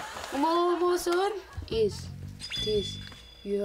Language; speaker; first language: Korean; non-native, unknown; Filipino